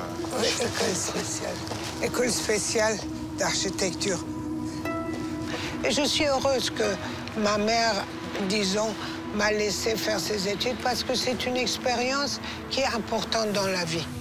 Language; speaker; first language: French; non-native, fluent; Persian